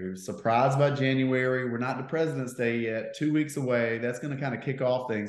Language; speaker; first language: English; native; English